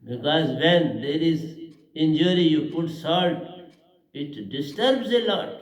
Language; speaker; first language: English; non-native, local second language; Hindi